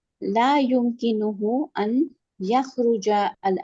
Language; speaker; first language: Arabic; non-native, learner; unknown